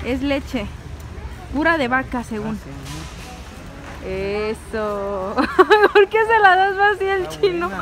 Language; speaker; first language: Spanish; native; Spanish